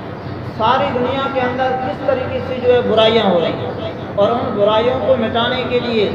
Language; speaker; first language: Urdu; native; Urdu